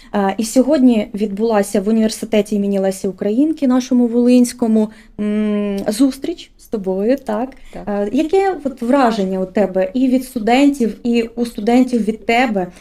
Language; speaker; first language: Ukrainian; native; Ukrainian